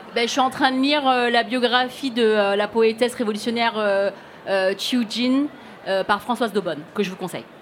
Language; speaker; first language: French; early bilingual, other home language; Cantonese